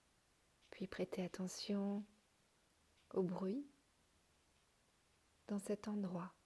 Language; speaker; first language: French; native; French